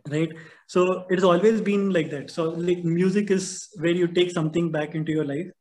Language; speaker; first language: English; non-native, local second language; Tamil